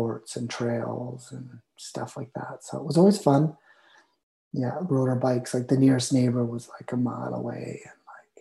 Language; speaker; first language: English; native; English